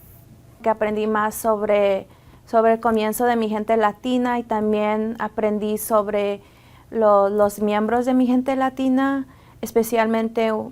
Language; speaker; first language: Spanish; early bilingual, heritage; Spanish